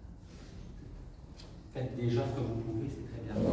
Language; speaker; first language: French; native; French